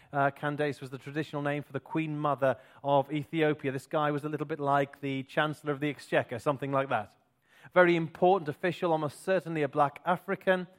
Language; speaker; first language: English; native; English